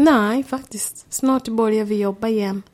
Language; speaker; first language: Swedish; non-native, fluent; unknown